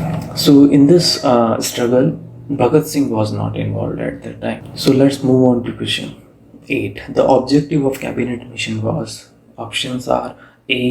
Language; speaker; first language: English; non-native, local second language; Hindi